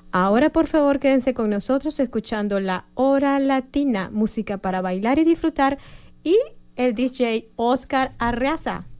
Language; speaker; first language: Spanish; native; Spanish